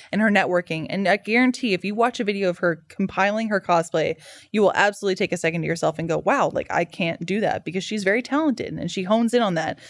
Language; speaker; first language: English; native; English